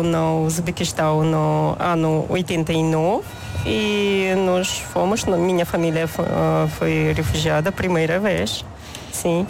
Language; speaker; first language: Portuguese; non-native, learner; Uzbek